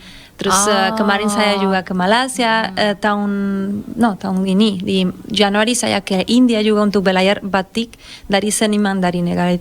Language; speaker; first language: Indonesian; non-native, fluent; Spanish